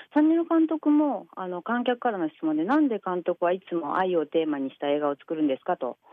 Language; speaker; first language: Japanese; native; Japanese